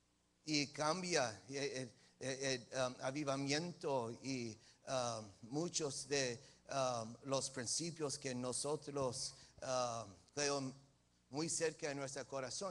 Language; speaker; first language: Spanish; early bilingual, heritage; English